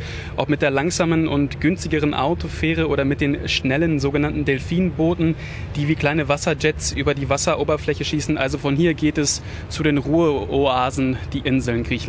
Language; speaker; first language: German; native; German